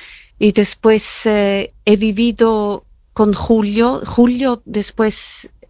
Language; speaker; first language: Spanish; non-native, fluent; Italian